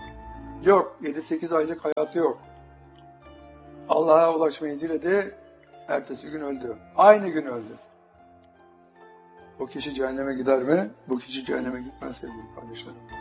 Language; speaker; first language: Turkish; native; Turkish